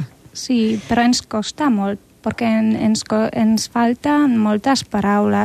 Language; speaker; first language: Catalan; non-native, learner; Polish